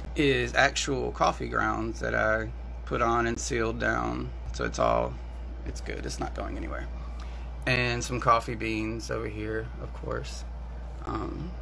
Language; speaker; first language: English; native; English